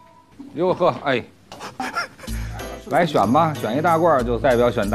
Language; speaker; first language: Chinese; native; Chinese